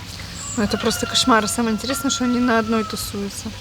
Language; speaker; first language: Russian; native; Russian